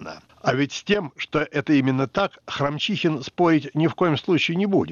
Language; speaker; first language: Russian; native; Russian